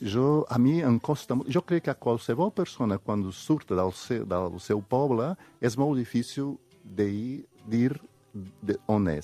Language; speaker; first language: Catalan; non-native, fluent; Portuguese